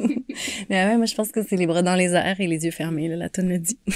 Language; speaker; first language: French; native; French